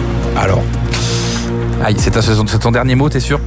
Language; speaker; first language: French; native; French